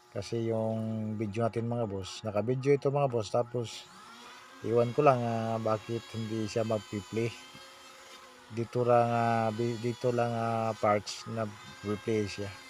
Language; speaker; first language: Filipino; non-native, local second language; Cebuano